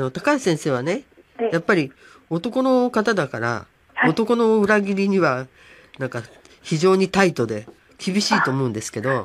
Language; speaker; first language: Japanese; native; Japanese